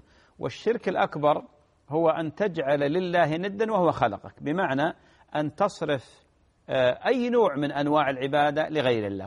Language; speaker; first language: Arabic; native; Arabic